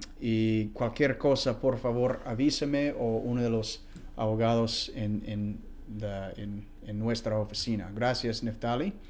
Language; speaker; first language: Spanish; non-native, fluent; English